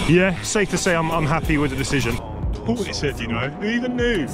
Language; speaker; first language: English; native; English